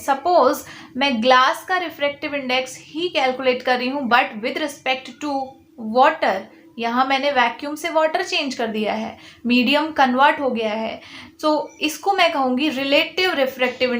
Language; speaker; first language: Hindi; native; Hindi